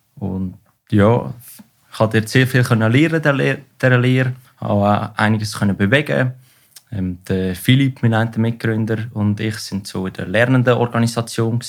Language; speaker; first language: German; native; German